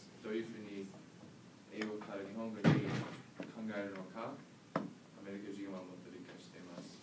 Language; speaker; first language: Japanese; non-native, learner; English